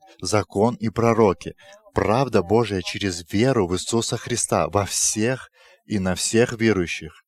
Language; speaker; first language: Russian; non-native, fluent; Lithuanian